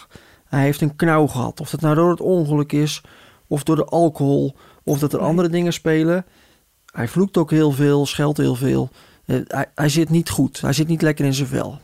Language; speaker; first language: Dutch; native; Dutch